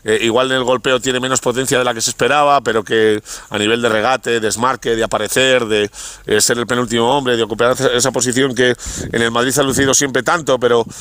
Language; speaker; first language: Spanish; native; Spanish